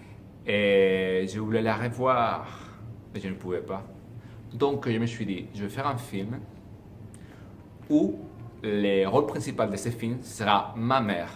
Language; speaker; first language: French; non-native, fluent; Spanish